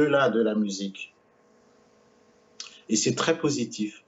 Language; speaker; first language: French; native; French